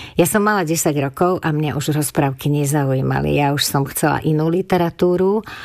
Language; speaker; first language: Slovak; non-native, local second language; Hungarian